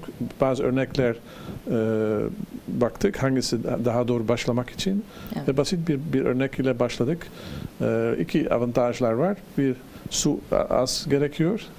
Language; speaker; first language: Turkish; non-native, learner; Dutch